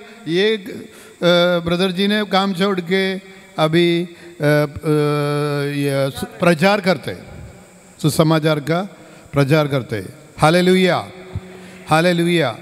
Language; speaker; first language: Hindi; non-native, local second language; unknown